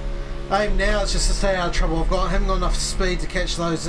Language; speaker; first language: English; native; English